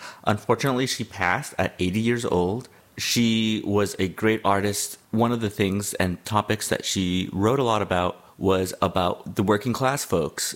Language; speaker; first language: English; early bilingual, other home language; Spanish